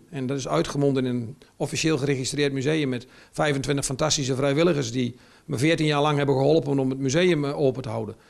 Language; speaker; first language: Dutch; native; Dutch